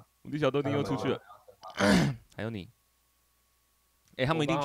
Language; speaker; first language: Chinese; native; Chinese